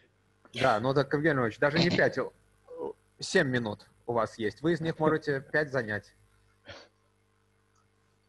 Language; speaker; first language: Russian; native; Russian